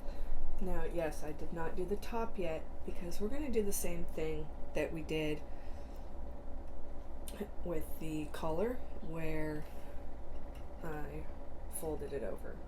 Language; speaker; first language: English; native; English